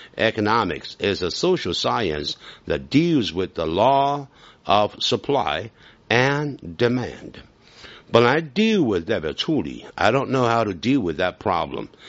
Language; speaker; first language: English; non-native, fluent; Chinese